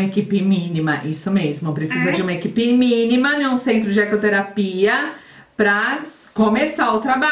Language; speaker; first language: Portuguese; native; Portuguese